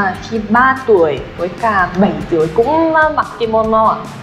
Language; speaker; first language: Vietnamese; non-native, fluent; Japanese